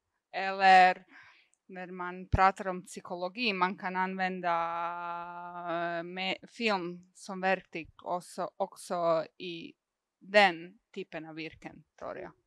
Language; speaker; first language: Swedish; non-native, fluent; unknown